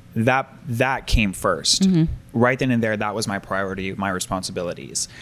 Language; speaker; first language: English; native; English